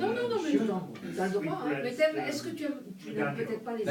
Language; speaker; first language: French; native; French